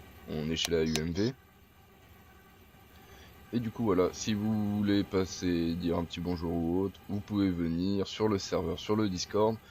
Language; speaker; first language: French; native; French